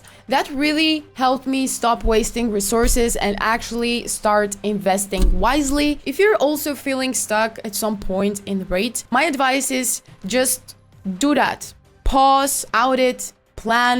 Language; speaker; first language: English; non-native, fluent; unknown